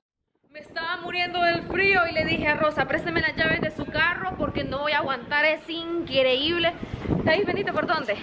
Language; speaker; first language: Spanish; native; Spanish